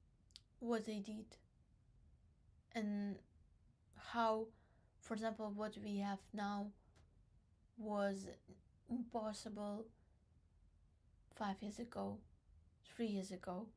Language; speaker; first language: English; non-native, learner; Crimean Tatar